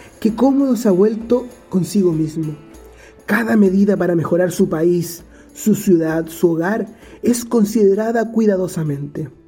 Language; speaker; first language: Spanish; native; Spanish